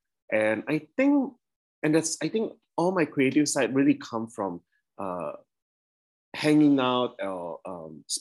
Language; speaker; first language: English; early bilingual, other home language; Indonesian